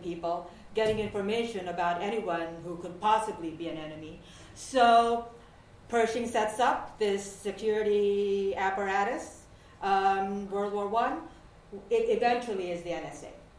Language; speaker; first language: English; non-native, local second language; Waray